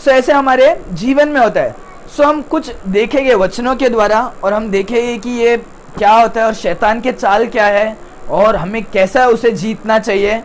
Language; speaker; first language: Hindi; non-native, local second language; Tamil